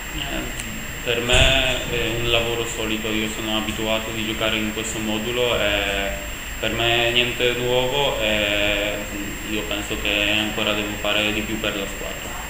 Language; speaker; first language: Italian; non-native, learner; Polish